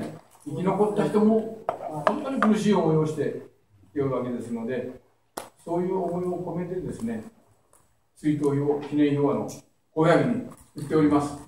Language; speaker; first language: Japanese; native; Japanese